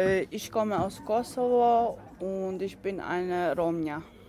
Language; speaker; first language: German; non-native, fluent; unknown